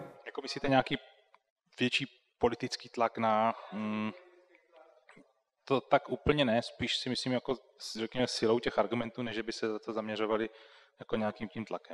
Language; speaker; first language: Czech; native; Czech